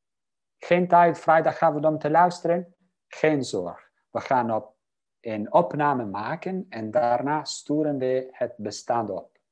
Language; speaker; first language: Dutch; non-native, fluent; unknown